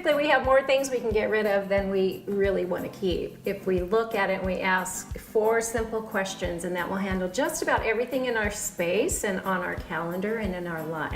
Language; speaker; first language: English; native; English